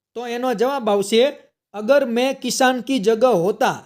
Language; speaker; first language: Hindi; non-native, local second language; Gujarati